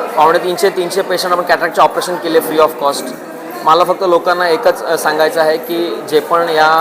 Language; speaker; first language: Marathi; non-native, local second language; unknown